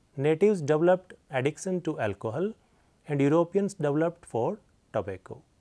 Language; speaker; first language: English; non-native, local second language; Hindi